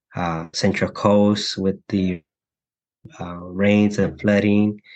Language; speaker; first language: English; early bilingual, other home language; Mixtepec Mixtec